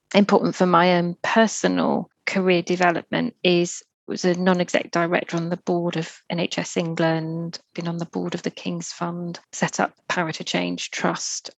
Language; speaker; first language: English; native; English